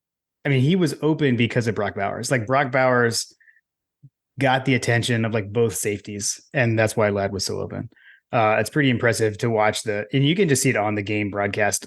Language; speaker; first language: English; native; English